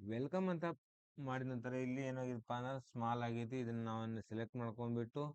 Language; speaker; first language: Kannada; native; Kannada